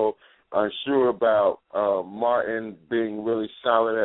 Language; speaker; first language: English; native; English